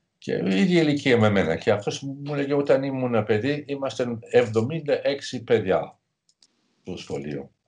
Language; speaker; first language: Greek; non-native, fluent; English